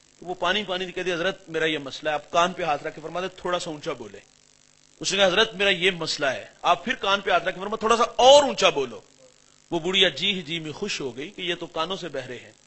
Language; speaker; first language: Urdu; non-native, local second language; Punjabi